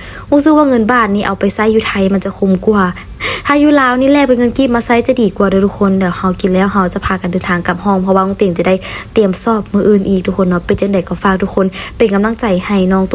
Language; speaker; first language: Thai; non-native, learner; Lao